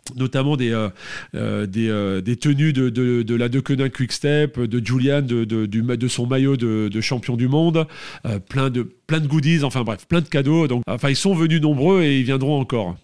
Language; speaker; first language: French; native; French